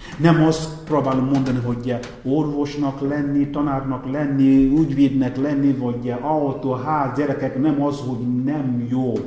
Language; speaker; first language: Hungarian; non-native, fluent; Igbo